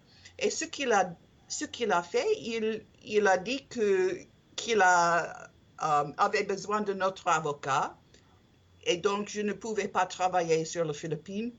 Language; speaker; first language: French; non-native, learner; English